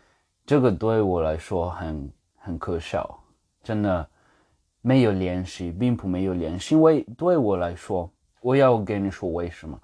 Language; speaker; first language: Chinese; non-native, fluent; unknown